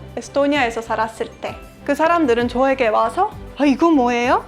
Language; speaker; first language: Korean; non-native, fluent; Estonian